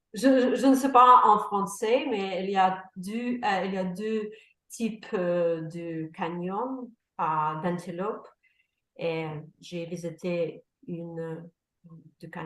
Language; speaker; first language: French; non-native, learner; Russian